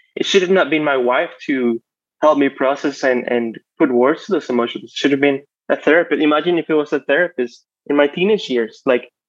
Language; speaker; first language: English; non-native, fluent; Spanish